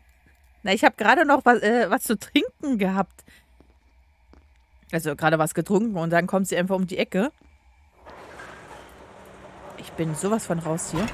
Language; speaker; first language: German; native; German